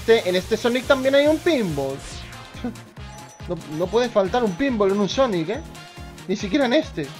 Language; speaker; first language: Spanish; native; Spanish